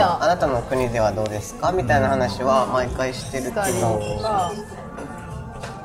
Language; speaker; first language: Japanese; native; Japanese